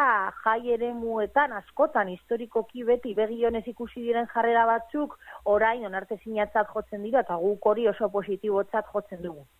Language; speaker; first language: Basque; native; Basque